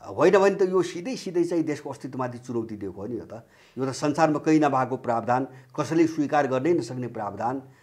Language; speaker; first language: Nepali; native; Nepali